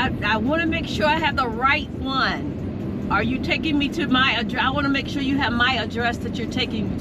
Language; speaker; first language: English; native; English